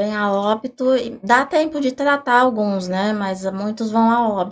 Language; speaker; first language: Portuguese; native; Portuguese